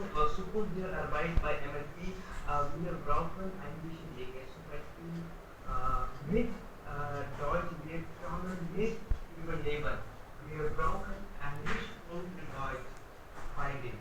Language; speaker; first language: German; non-native, learner; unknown